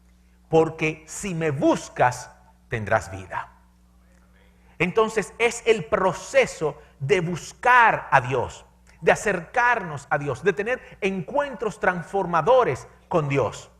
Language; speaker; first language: Spanish; native; Spanish